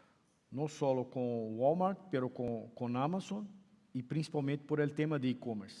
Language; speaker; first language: Spanish; non-native, fluent; Portuguese